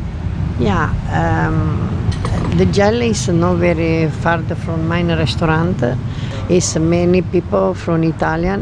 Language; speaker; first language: English; non-native, learner; Italian